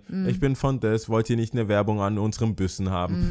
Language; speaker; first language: German; native; German